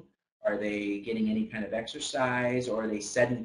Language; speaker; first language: English; native; English